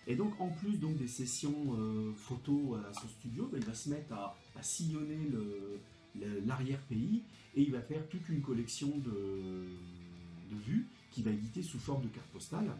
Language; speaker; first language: French; native; French